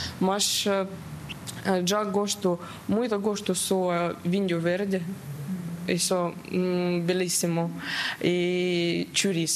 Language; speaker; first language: Portuguese; non-native, learner; Ukrainian